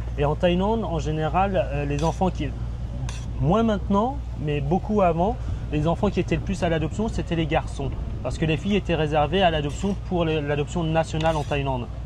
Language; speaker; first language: French; early bilingual, other home language; Thai